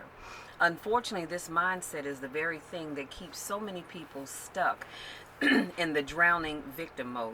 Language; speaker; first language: English; native; English